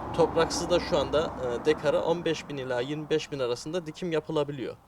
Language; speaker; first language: Turkish; native; Turkish